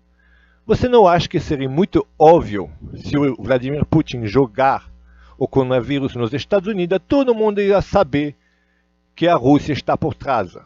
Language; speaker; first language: Portuguese; non-native, fluent; Russian